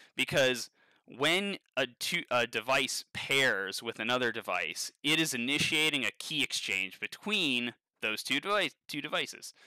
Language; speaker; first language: English; native; English